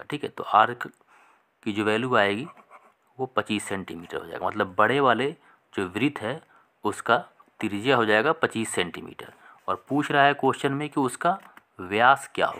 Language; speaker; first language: Hindi; native; Hindi